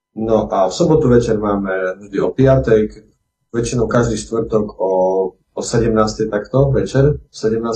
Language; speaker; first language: Slovak; native; Slovak